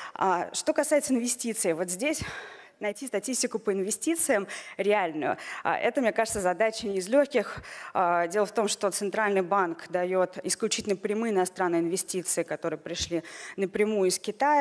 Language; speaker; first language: Russian; native; Russian